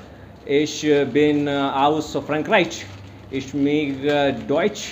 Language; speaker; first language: German; non-native, learner; Hindi